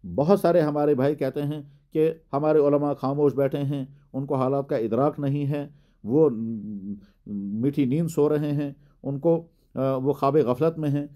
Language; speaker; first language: Urdu; non-native, local second language; Kashmiri